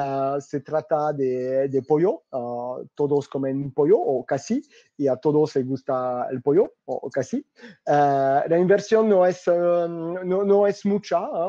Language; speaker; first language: Spanish; non-native, fluent; French